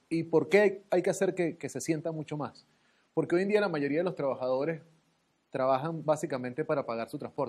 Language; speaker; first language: Spanish; native; Spanish